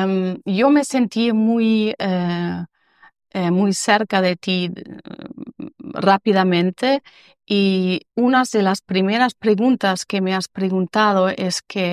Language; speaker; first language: Spanish; non-native, learner; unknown